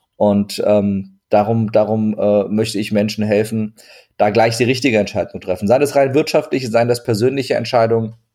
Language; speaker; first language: German; early bilingual, other home language; Turkish